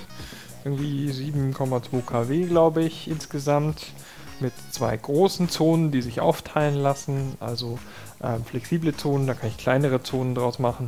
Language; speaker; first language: German; native; German